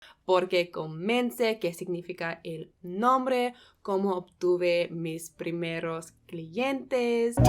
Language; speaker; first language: Spanish; non-native, fluent; English